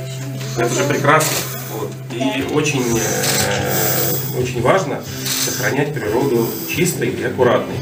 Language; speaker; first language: Russian; native; Russian